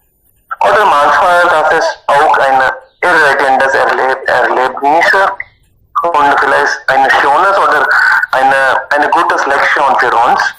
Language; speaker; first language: German; non-native, learner; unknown